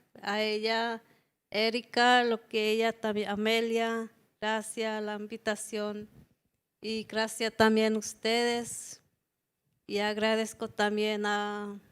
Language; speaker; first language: Spanish; non-native, local second language; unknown